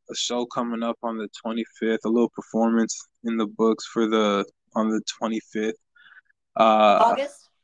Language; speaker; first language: English; native; English